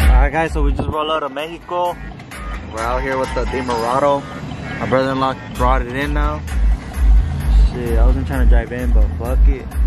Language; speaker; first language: English; early bilingual, other home language; Spanish